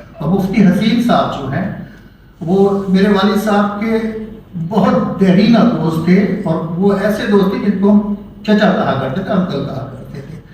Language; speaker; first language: Urdu; native; Urdu